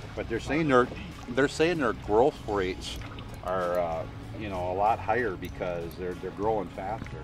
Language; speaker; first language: English; native; English